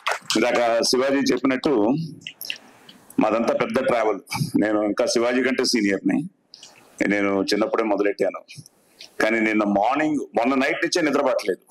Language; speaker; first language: Telugu; native; Telugu